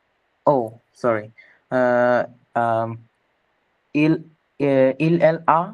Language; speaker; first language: French; non-native, learner; Bangla